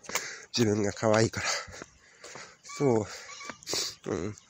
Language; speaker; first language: Japanese; native; Japanese